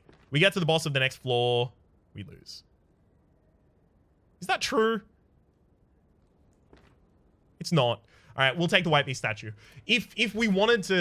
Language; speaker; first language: English; native; English